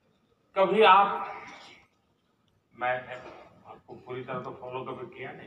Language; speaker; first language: Hindi; non-native, local second language; Gujarati